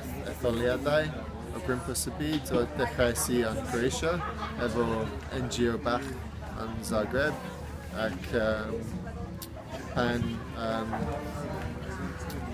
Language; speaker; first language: Welsh; non-native, learner; English